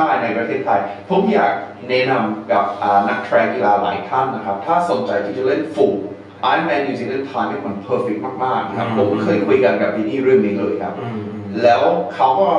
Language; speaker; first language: Thai; non-native, fluent; English